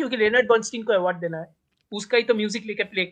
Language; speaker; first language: Hindi; native; Hindi